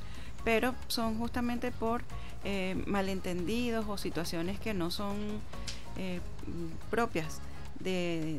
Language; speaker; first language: Spanish; native; Spanish